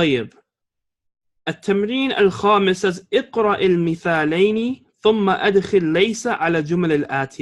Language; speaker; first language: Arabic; non-native, fluent; English